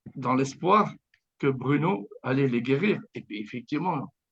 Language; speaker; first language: French; native; French